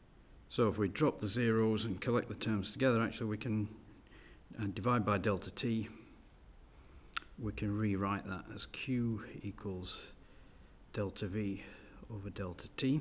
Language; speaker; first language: English; native; English